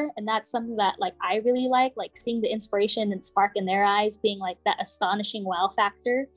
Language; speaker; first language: English; native; English